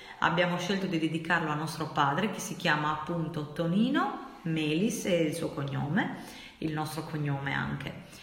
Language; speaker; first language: Italian; native; Italian